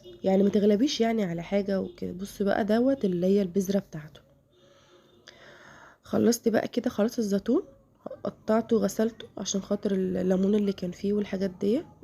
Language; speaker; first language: Arabic; native; Arabic